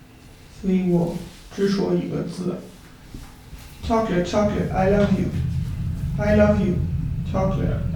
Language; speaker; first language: Chinese; non-native, fluent; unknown